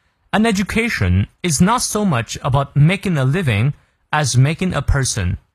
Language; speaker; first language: English; non-native, fluent; Chinese